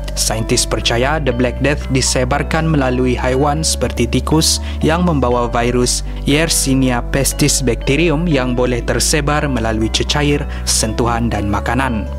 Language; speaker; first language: Malay; native; Malay